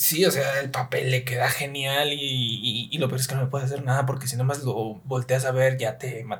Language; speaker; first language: Spanish; native; Spanish